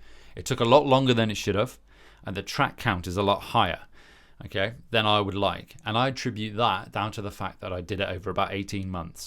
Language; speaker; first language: English; native; English